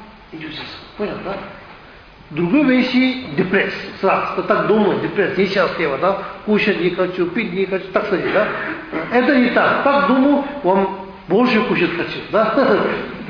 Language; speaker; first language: Russian; non-native, learner; Tibetan